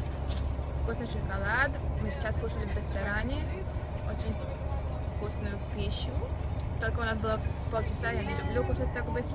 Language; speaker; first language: Russian; early bilingual, heritage; Russian